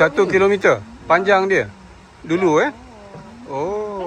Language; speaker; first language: Malay; native; Malay